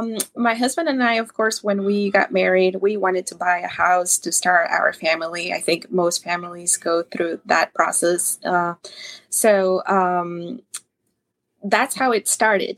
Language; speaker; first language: English; non-native, fluent; Spanish